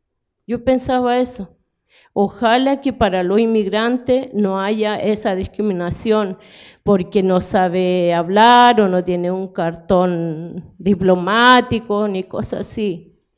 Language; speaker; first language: Spanish; non-native, local second language; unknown